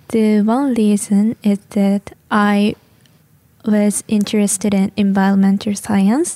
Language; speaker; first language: English; non-native, learner; Japanese